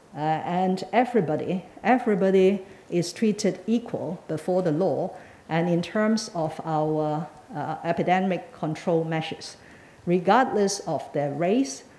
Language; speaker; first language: English; non-native, local second language; Cantonese